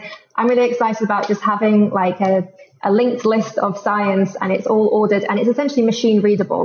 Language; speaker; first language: English; native; English